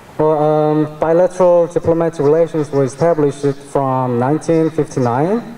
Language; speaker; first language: English; non-native, fluent; Korean